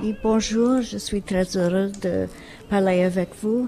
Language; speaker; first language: French; non-native, fluent; English